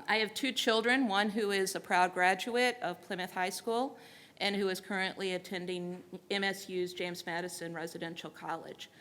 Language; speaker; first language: English; native; English